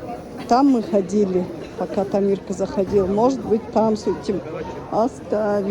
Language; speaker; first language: Russian; native; Russian